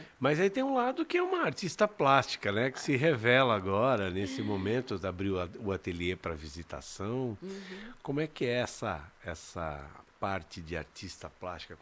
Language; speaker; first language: Portuguese; native; Portuguese